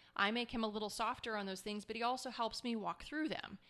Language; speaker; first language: English; native; English